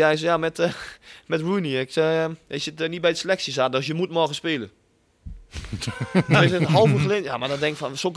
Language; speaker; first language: Dutch; native; Dutch